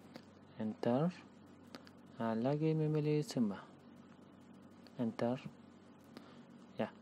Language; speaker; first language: Indonesian; non-native, learner; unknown